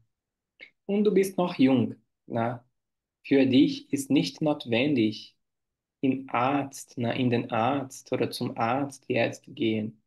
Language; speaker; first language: German; non-native, fluent; Portuguese